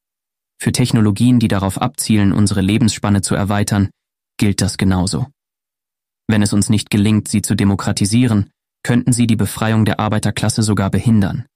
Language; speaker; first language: German; native; German